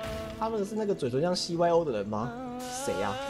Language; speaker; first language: Chinese; native; Chinese